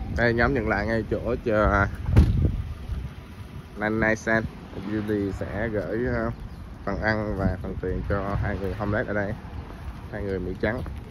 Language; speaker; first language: Vietnamese; native; Vietnamese